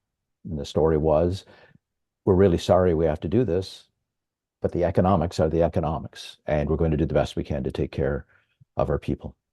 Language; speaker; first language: English; native; English